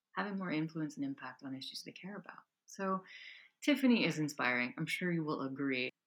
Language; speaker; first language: English; native; English